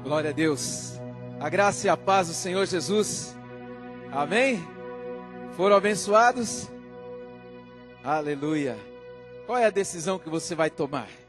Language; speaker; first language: Portuguese; native; Portuguese